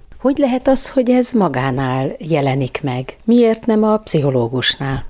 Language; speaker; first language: Hungarian; native; Hungarian